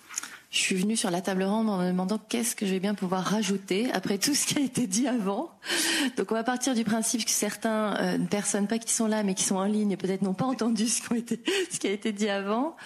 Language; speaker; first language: French; native; French